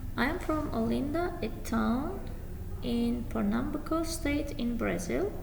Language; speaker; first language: English; non-native, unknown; Azerbaijani